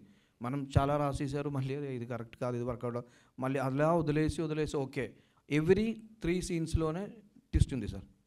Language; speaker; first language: Telugu; non-native, learner; Malayalam